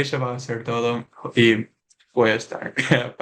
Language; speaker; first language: Spanish; non-native, learner; English